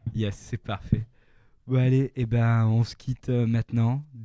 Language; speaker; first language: French; native; French